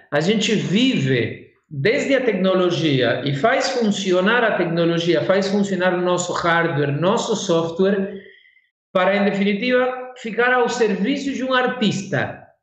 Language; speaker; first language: Portuguese; non-native, fluent; Spanish